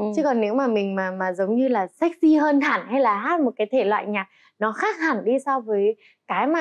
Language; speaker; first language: Vietnamese; native; Vietnamese